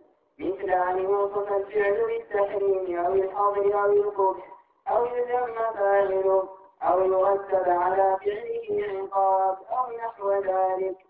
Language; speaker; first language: Arabic; native; Arabic